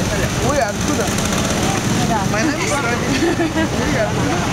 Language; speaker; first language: English; non-native, learner; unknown